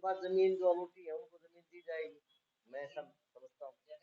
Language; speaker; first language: Hindi; native; Hindi